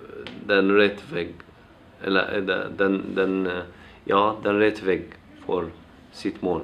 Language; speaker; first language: Swedish; non-native, fluent; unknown